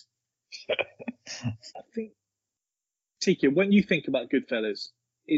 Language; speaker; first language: English; native; English